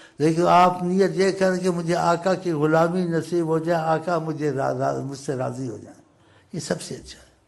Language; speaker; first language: Urdu; non-native, local second language; Saraiki